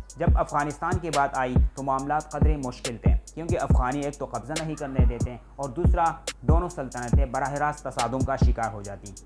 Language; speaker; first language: Urdu; non-native, local second language; Pashto